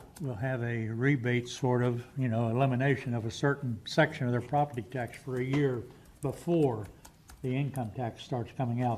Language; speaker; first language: English; native; English